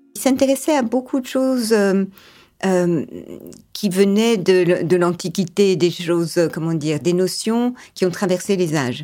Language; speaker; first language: French; early bilingual, other home language; English